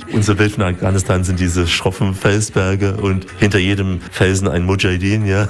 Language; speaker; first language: German; native; German